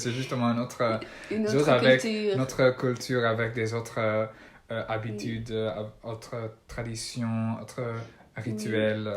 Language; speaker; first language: French; non-native, learner; Dutch